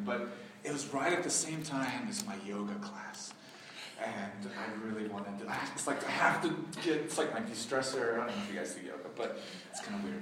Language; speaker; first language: English; early bilingual, heritage; English